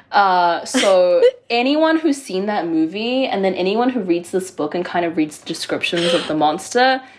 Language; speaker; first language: English; native; English